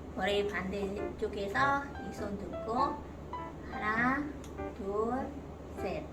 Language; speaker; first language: Korean; non-native, learner; Khmer